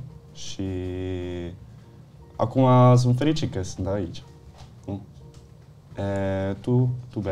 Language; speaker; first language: Romanian; early bilingual, heritage; Italian